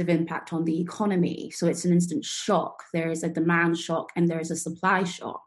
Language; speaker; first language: English; native; English